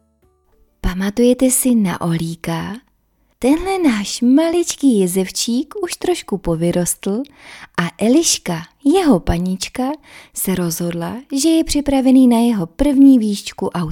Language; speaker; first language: Czech; native; Czech